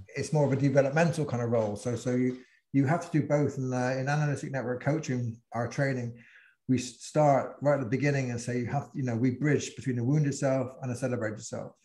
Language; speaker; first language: English; native; English